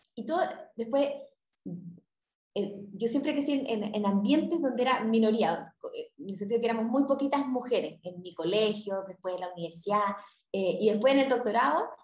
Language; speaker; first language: Spanish; native; Spanish